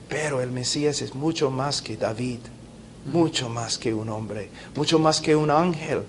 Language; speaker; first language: Spanish; non-native, fluent; English